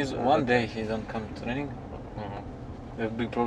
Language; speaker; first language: English; non-native, learner; Serbian